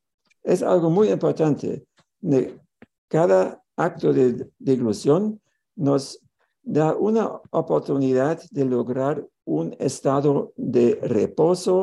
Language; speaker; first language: Spanish; non-native, fluent; German